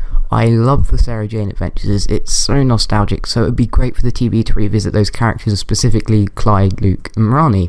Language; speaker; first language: English; native; English